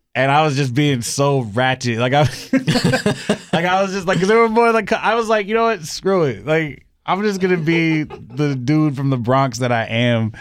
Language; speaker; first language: English; native; English